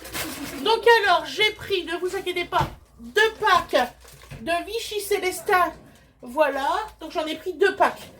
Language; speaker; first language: French; native; French